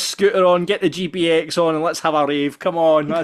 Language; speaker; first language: English; native; English